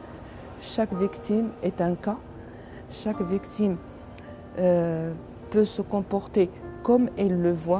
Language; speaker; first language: French; non-native, local second language; Arabic